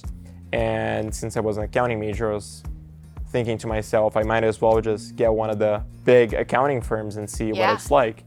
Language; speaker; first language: English; non-native, fluent; Portuguese